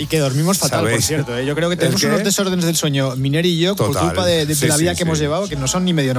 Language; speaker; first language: Spanish; native; Spanish